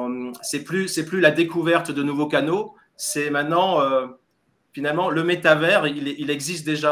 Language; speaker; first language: French; native; French